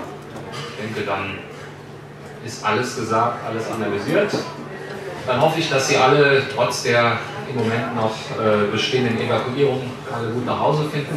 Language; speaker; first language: German; native; German